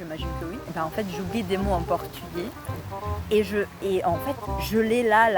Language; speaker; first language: French; non-native, fluent; Portuguese